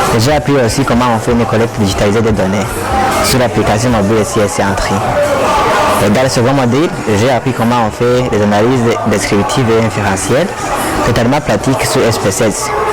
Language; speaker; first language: French; non-native, local second language; Rundi